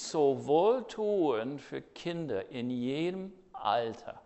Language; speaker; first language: German; non-native, fluent; English